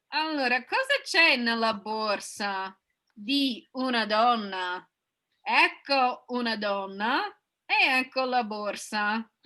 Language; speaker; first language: Italian; non-native, fluent; English